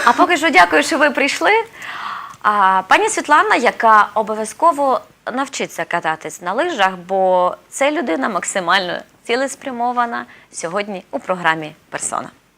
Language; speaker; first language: Ukrainian; native; Ukrainian